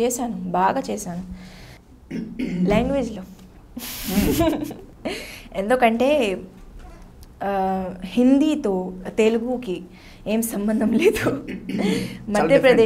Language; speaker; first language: Telugu; non-native, learner; Hindi